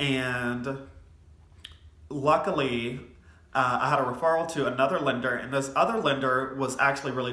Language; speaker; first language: English; native; English